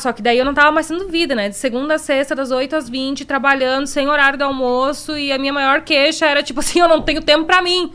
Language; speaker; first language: Portuguese; native; Portuguese